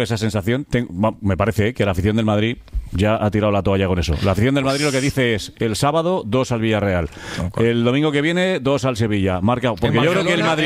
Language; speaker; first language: Spanish; native; Spanish